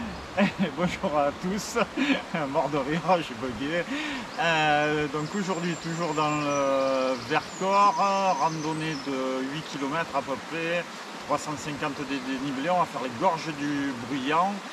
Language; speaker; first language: French; native; French